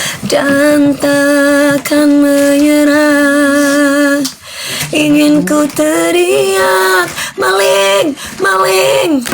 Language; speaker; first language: Indonesian; native; Indonesian